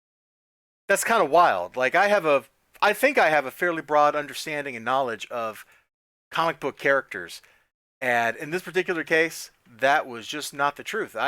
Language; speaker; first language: English; native; English